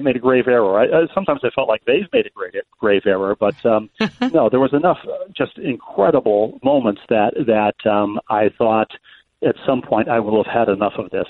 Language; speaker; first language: English; native; English